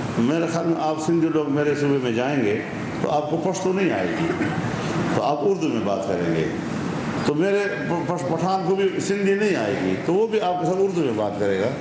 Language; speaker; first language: Urdu; non-native, local second language; Pashto